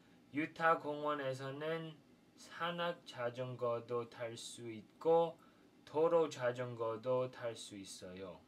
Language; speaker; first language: Korean; non-native, fluent; English